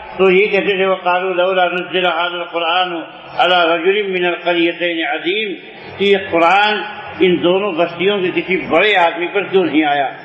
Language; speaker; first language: Urdu; native; Urdu